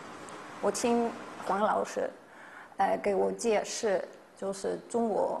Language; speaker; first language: Chinese; non-native, fluent; Polish